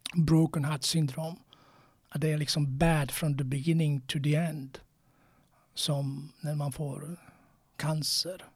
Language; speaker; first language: Swedish; non-native, fluent; Croatian